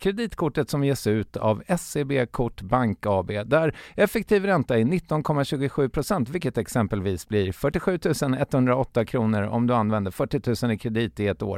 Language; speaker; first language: Swedish; native; Swedish